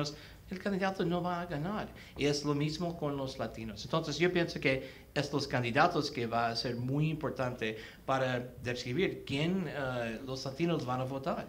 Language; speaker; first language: Spanish; early bilingual, heritage; Spanish